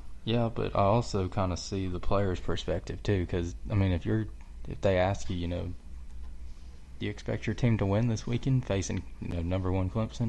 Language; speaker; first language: English; native; English